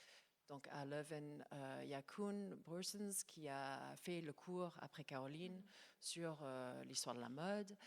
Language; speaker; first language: French; non-native, fluent; English